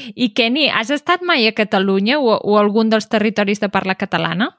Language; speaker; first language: Catalan; native; Catalan